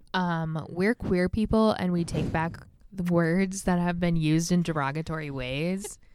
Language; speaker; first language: English; native; English